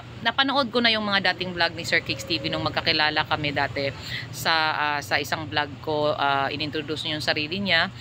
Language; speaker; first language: Filipino; non-native, local second language; Cebuano